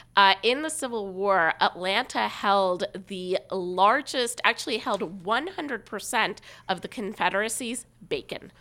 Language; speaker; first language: English; native; English